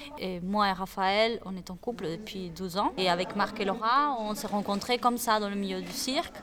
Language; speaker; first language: French; non-native, fluent; Spanish